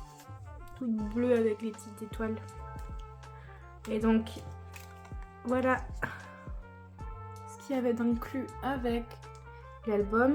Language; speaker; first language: French; native; French